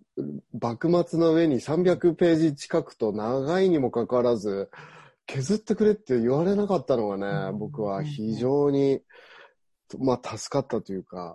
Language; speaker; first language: Japanese; native; Japanese